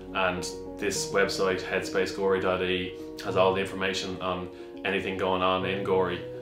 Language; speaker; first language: English; native; English